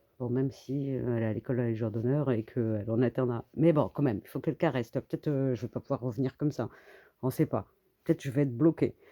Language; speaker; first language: French; early bilingual, other home language; Kabyle